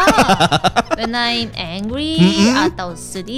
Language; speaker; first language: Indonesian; non-native, learner; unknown